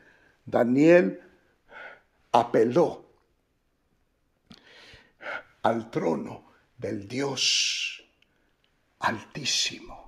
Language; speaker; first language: Spanish; native; Spanish